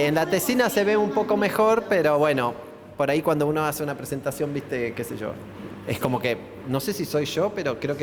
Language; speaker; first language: Spanish; native; Spanish